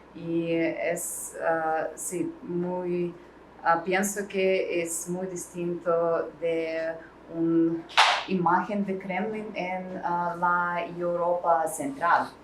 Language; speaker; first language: Spanish; non-native, learner; Russian